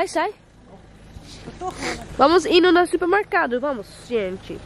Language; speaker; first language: Portuguese; non-native, learner; Dutch